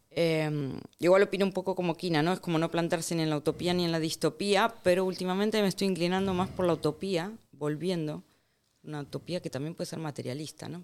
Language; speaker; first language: Spanish; native; Spanish